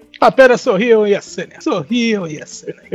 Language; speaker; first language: Portuguese; native; Portuguese